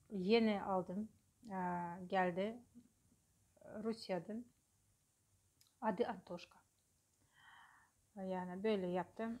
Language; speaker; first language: Turkish; non-native, learner; Russian